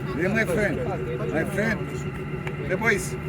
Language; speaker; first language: English; non-native, learner; Greek